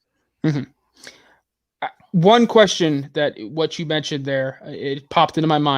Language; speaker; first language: English; native; English